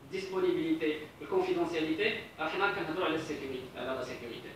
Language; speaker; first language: French; non-native, local second language; Arabic